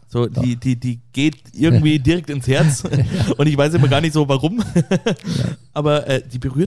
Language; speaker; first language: German; native; German